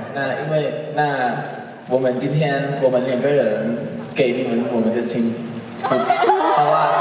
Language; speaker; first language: Chinese; non-native, learner; Thai